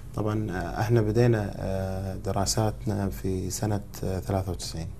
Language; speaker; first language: Arabic; native; Arabic